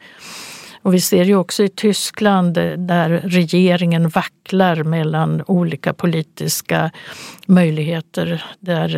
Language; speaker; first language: Swedish; native; Swedish